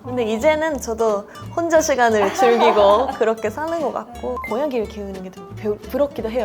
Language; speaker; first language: Korean; non-native, fluent; Japanese